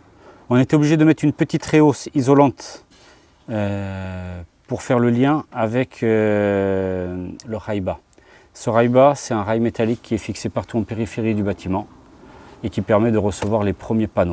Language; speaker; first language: French; native; French